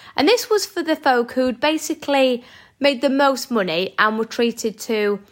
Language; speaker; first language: English; native; English